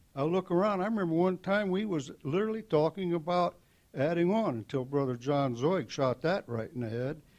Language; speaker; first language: English; native; English